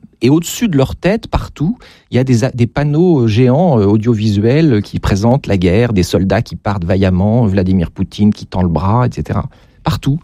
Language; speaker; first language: French; native; French